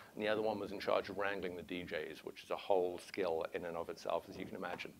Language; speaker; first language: English; native; English